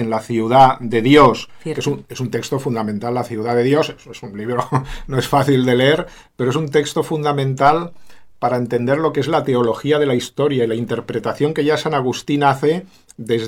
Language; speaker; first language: Spanish; native; Spanish